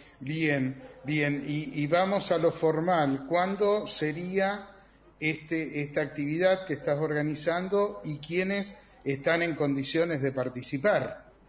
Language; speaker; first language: Spanish; native; Spanish